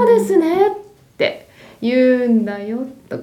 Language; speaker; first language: Japanese; native; Japanese